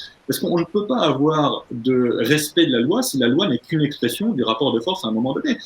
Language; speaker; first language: French; native; French